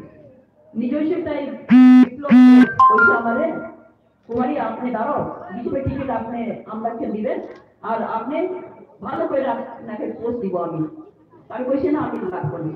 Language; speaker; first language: Bangla; non-native, local second language; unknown